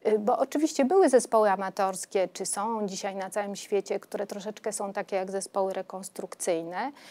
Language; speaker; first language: Polish; native; Polish